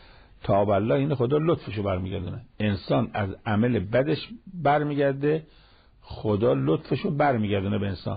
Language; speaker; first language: Persian; native; Persian